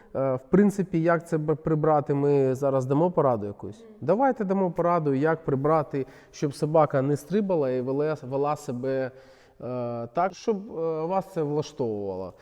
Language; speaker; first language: Ukrainian; non-native, local second language; Russian